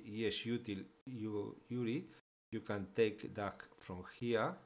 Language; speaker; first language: English; non-native, fluent; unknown